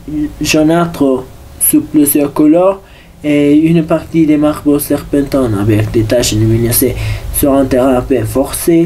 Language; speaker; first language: French; non-native, learner; Spanish